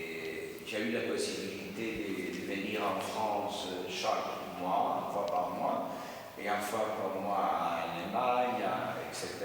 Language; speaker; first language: French; non-native, fluent; Spanish